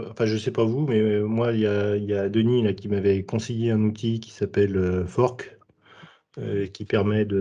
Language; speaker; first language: French; native; French